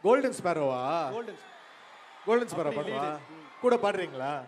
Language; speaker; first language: Tamil; native; Tamil